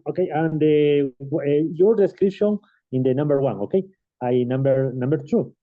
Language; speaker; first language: English; non-native, learner; Spanish